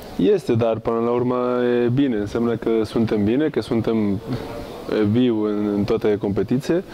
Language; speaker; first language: Romanian; non-native, fluent; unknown